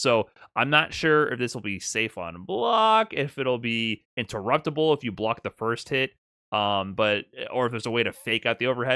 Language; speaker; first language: English; native; English